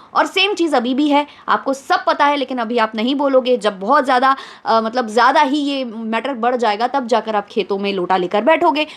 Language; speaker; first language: Hindi; native; Hindi